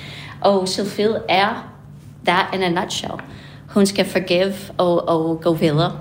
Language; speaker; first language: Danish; non-native, fluent; English